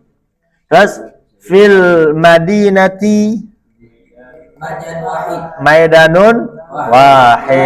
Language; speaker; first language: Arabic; non-native, fluent; Indonesian